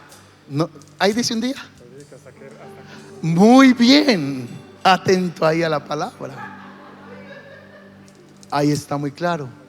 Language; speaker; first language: Spanish; native; Spanish